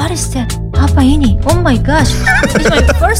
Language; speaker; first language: English; non-native, learner; Korean